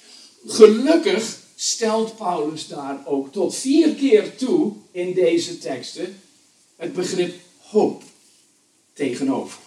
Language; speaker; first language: Dutch; native; Dutch